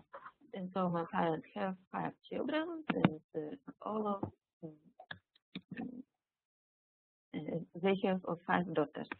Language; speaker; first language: English; non-native, learner; Tuvinian